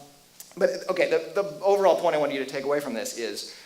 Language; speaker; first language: English; native; English